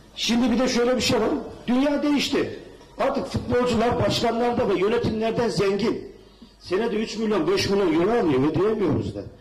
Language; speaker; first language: Turkish; native; Turkish